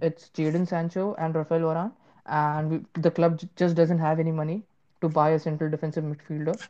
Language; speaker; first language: English; non-native, local second language; Hindi